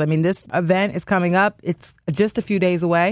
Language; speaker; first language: English; native; English